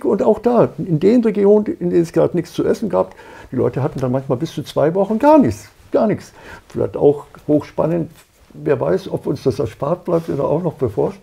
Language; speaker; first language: German; native; German